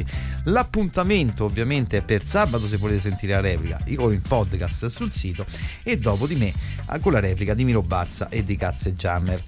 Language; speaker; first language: Italian; native; Italian